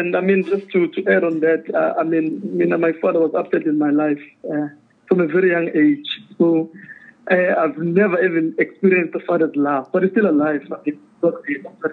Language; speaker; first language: English; non-native, local second language; Zulu